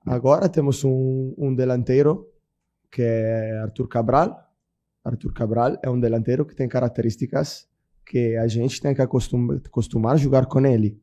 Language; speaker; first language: Portuguese; non-native, fluent; Italian